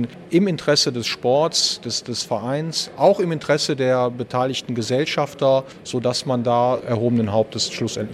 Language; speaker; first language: German; native; German